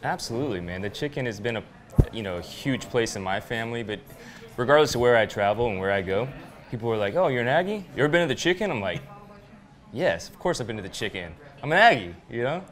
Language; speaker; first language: English; native; English